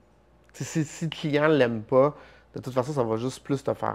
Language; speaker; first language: French; native; French